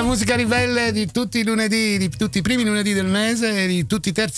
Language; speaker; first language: Italian; native; Italian